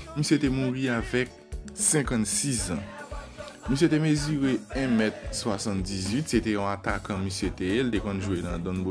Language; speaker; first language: French; non-native, learner; Haitian Creole